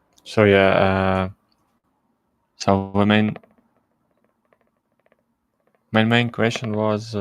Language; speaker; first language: English; non-native, learner; Russian